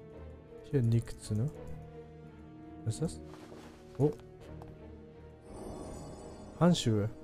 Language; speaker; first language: German; non-native, learner; Japanese